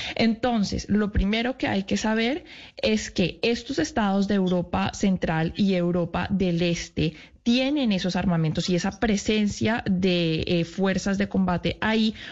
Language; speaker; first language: Spanish; native; Spanish